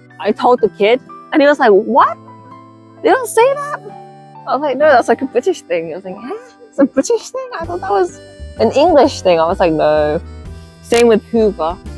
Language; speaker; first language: English; native; English